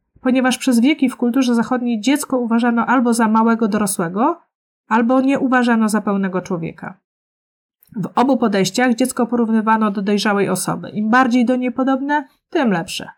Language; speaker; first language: Polish; native; Polish